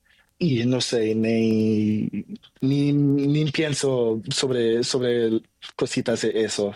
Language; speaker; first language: Spanish; non-native, learner; Portuguese